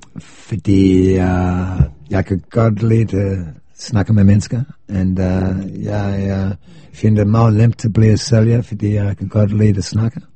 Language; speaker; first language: Danish; non-native, learner; English